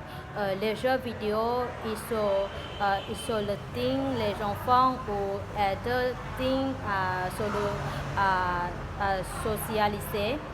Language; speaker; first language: French; non-native, learner; Vietnamese